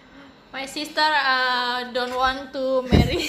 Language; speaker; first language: English; non-native, learner; Indonesian